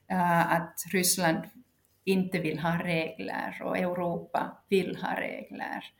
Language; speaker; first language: Swedish; non-native, local second language; Finnish